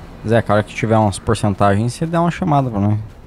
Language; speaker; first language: Portuguese; native; Portuguese